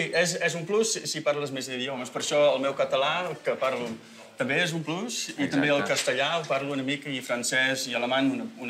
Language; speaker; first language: Catalan; non-native, fluent; Dutch